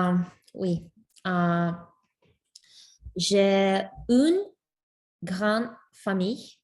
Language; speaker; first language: French; non-native, learner; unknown